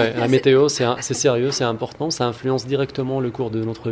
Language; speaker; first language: French; non-native, local second language; Arabic